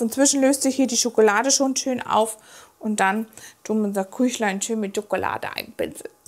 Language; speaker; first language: German; native; German